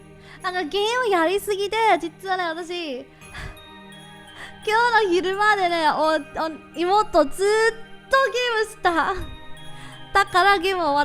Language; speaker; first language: Japanese; non-native, learner; English